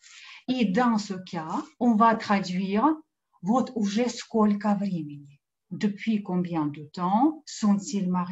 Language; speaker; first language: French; non-native, fluent; Russian